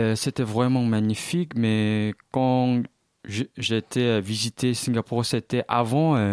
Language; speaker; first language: French; non-native, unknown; Korean